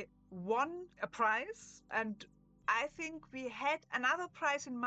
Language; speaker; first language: English; non-native, fluent; German